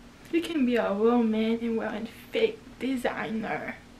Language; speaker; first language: English; non-native, fluent; Haitian Creole